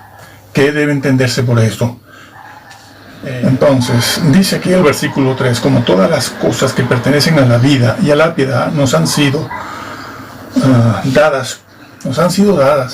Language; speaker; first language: Spanish; native; Spanish